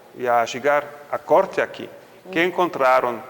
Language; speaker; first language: Portuguese; non-native, fluent; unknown